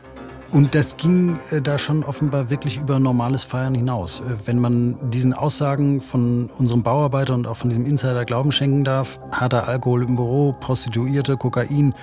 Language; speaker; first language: German; native; German